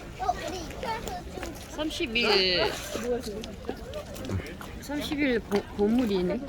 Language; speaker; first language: Korean; non-native, fluent; French